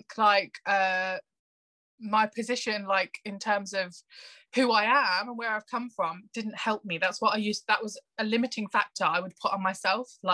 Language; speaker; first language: English; native; English